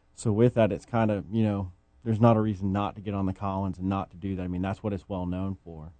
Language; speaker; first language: English; native; English